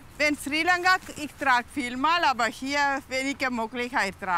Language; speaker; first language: German; non-native, learner; Tamil